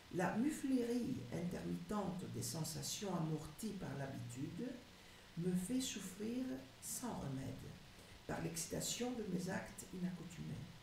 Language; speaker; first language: French; non-native, fluent; Greek